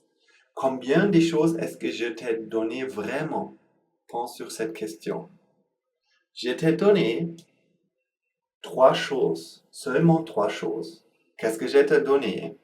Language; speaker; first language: French; non-native, learner; Sinhala